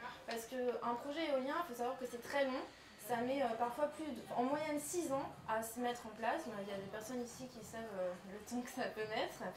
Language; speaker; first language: French; native; French